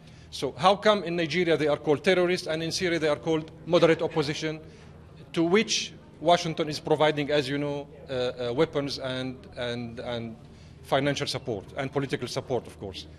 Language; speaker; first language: English; non-native, fluent; Arabic